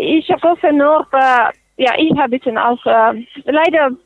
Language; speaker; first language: German; non-native, fluent; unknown